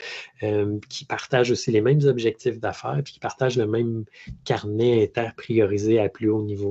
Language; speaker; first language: French; native; French